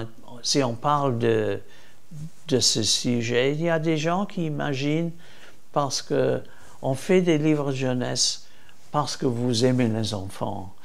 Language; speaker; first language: French; non-native, fluent; English